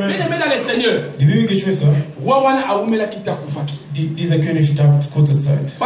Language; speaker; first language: German; non-native, learner; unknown